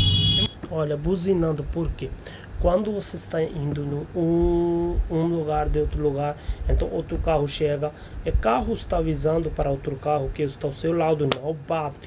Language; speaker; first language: Portuguese; non-native, learner; Hindi